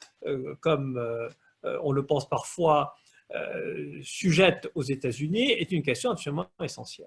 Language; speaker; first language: French; native; French